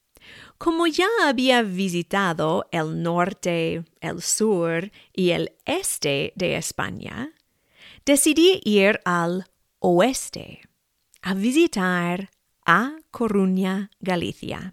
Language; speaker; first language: Spanish; non-native, fluent; English